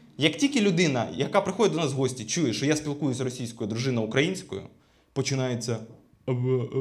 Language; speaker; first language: Ukrainian; non-native, local second language; Russian